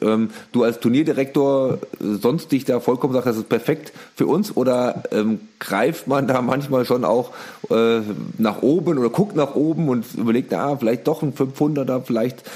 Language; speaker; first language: German; native; German